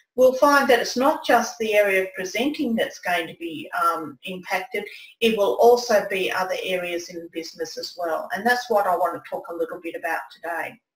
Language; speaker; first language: English; native; English